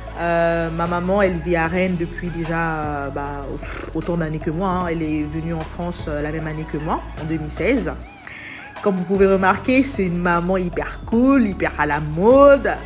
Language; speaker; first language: French; native; French